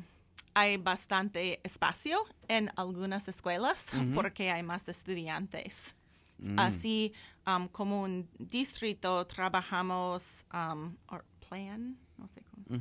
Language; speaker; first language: Spanish; non-native, fluent; English